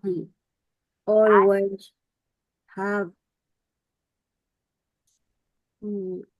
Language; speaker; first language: English; non-native, learner; Spanish